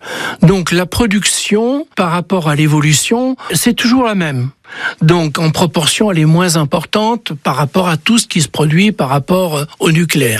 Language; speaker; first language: French; native; French